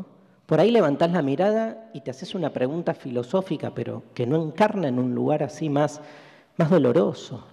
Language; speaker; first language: Spanish; native; Spanish